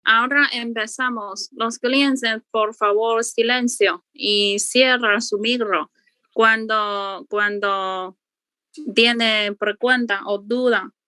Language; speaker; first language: Spanish; non-native, learner; Chinese